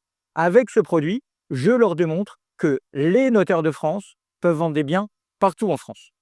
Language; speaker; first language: French; native; French